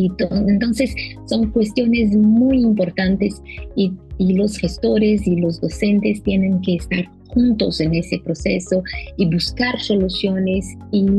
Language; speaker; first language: Spanish; non-native, fluent; Portuguese